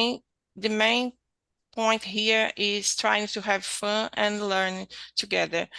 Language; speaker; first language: English; non-native, learner; Portuguese